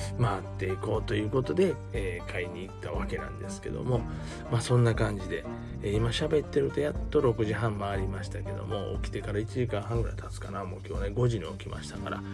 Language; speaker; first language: Japanese; native; Japanese